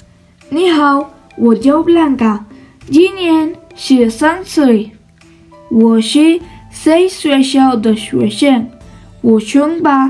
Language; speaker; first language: Chinese; non-native, learner; Spanish